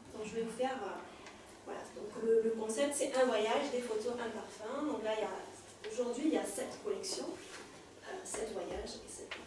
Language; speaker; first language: French; native; French